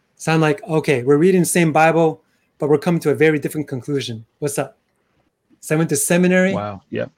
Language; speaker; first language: English; early bilingual, other home language; Chinese